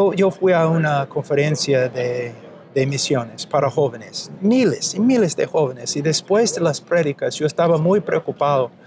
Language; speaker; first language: Spanish; non-native, fluent; English